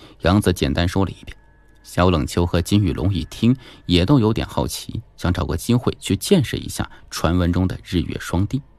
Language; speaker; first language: Chinese; native; Chinese